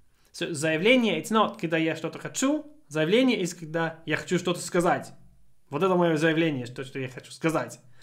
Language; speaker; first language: Russian; non-native, fluent; English